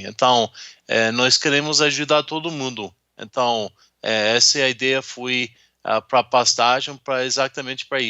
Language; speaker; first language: Portuguese; non-native, fluent; English